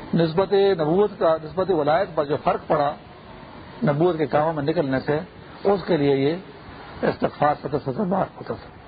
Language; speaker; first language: Urdu; non-native, local second language; Pashto